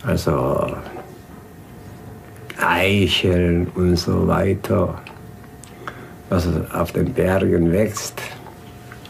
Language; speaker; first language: German; non-native, fluent; Korean